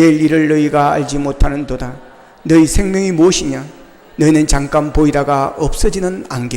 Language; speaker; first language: Korean; native; Korean